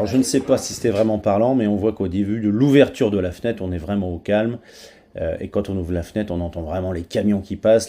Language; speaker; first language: French; native; French